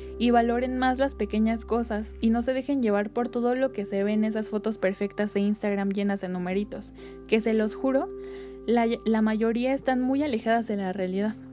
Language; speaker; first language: Spanish; native; Spanish